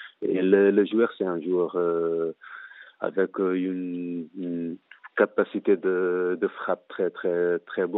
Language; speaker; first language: French; non-native, fluent; Portuguese